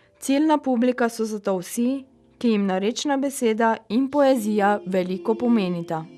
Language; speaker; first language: Slovenian; native; Slovenian